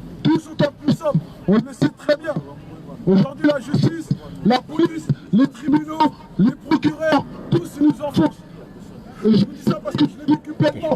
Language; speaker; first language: French; native; French